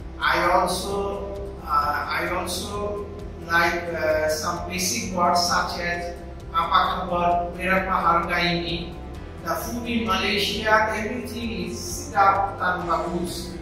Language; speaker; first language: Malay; non-native, learner; Bangla